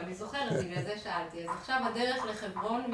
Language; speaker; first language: Hebrew; native; Hebrew